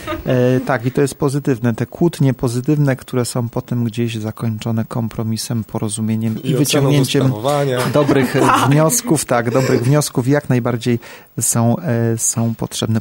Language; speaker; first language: Polish; native; Polish